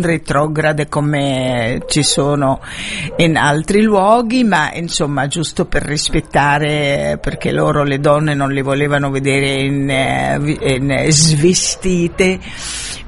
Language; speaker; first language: Italian; non-native, fluent; Arabic